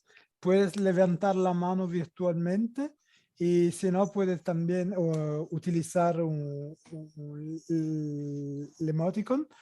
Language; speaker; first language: Spanish; non-native, fluent; Italian